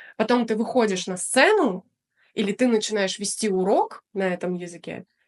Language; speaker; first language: Russian; native; Russian